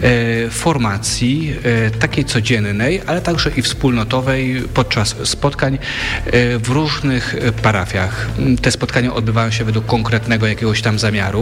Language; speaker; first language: Polish; native; Polish